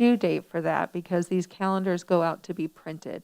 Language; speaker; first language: English; native; English